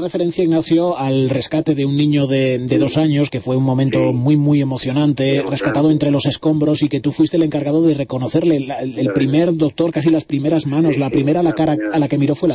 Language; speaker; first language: Spanish; native; Spanish